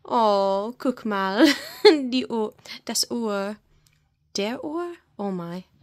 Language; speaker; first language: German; non-native, learner; English